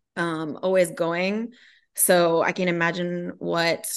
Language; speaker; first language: English; native; English